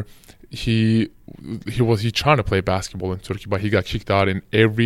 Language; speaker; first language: English; non-native, fluent; Turkish